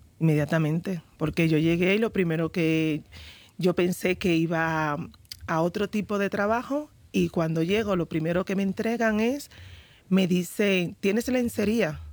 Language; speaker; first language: Spanish; native; Spanish